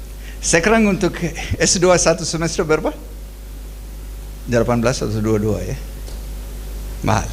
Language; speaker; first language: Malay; non-native, learner; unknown